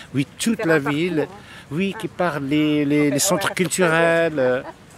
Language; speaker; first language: French; non-native, local second language; Arabic